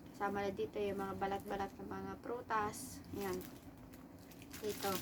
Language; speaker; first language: Filipino; native; Filipino